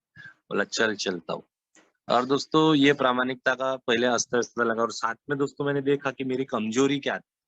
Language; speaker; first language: Hindi; non-native, local second language; Marathi